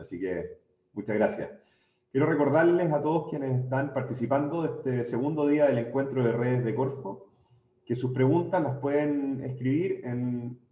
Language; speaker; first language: Spanish; native; Spanish